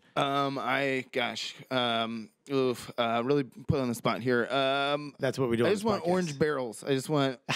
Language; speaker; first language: English; native; English